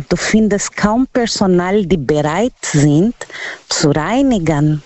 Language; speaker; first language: German; non-native, learner; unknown